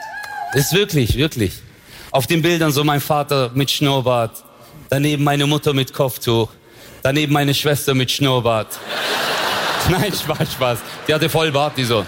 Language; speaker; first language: German; early bilingual, other home language; Turkish